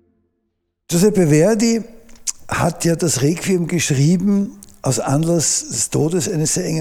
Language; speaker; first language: German; native; German